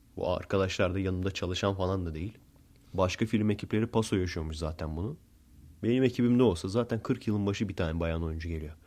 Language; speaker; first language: Turkish; early bilingual, heritage; Turkish